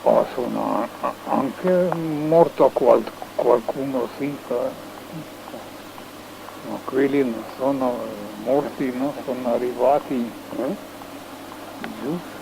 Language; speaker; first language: Italian; non-native, learner; Slovenian